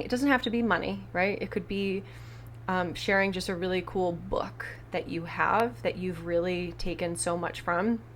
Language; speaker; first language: English; native; English